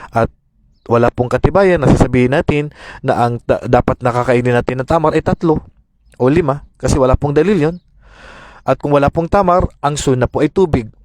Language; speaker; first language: Filipino; non-native, local second language; Maranao